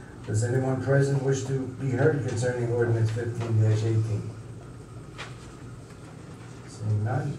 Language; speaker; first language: English; native; English